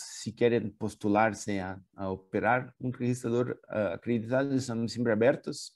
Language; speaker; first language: Spanish; non-native, fluent; Portuguese